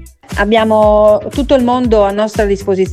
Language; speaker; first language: Italian; native; Italian